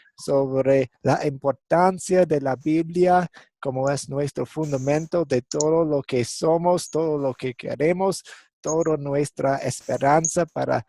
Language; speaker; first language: Spanish; non-native, fluent; English